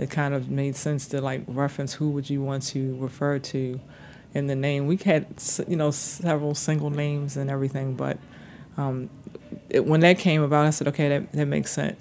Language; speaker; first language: English; native; English